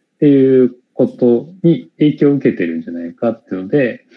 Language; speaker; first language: Japanese; native; Japanese